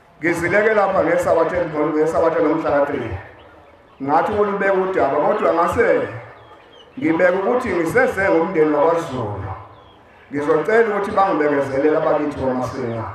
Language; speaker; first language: Zulu; native; Zulu